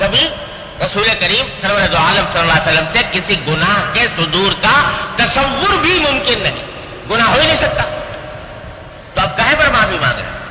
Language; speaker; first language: Urdu; native; Urdu